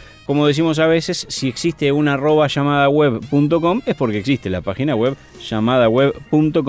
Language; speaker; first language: Spanish; native; Spanish